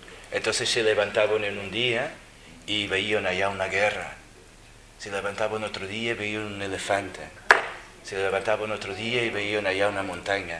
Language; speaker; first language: Spanish; native; Spanish